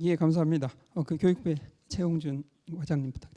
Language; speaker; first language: Korean; native; Korean